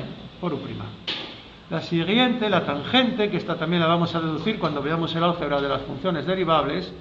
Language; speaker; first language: Spanish; native; Spanish